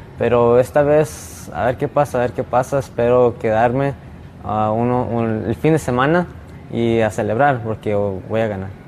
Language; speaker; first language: Spanish; early bilingual, heritage; Spanish